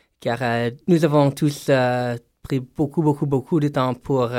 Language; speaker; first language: French; non-native, local second language; English